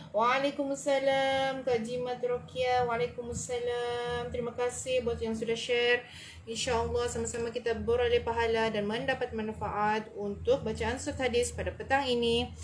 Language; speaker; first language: Malay; native; Malay